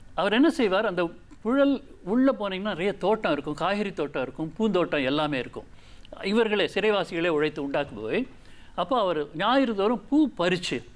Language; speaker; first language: Tamil; native; Tamil